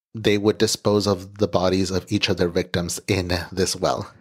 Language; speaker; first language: English; native; English